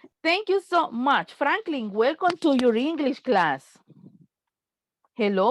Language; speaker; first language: English; non-native, fluent; Spanish